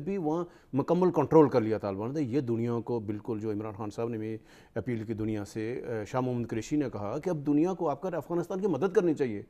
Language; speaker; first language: Urdu; non-native, local second language; Pahari-Potwari